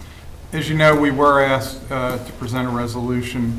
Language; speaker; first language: English; native; English